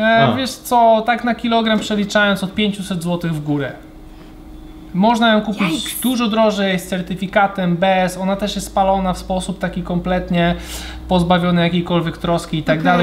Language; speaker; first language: Polish; native; Polish